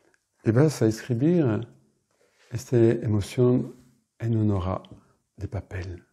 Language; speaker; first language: Spanish; non-native, fluent; French